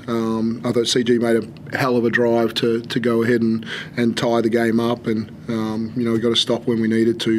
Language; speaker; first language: English; native; English